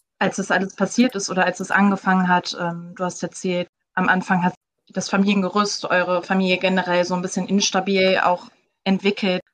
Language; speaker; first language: German; native; German